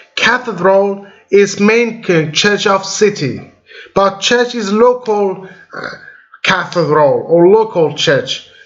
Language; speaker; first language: English; non-native, fluent; Persian